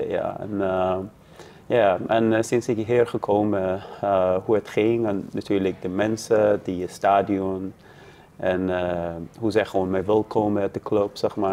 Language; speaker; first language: Dutch; non-native, learner; Persian